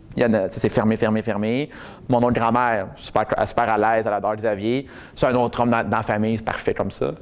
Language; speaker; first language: French; native; French